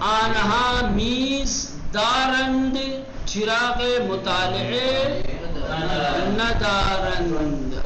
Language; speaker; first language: Persian; non-native, fluent; Urdu